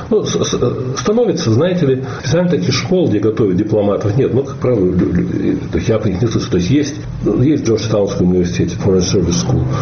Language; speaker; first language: Russian; native; Russian